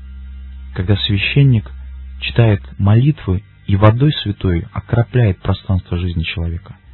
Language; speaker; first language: Russian; native; Russian